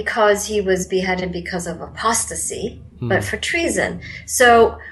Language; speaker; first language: English; non-native, local second language; Malay